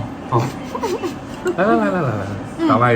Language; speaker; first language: Chinese; native; Chinese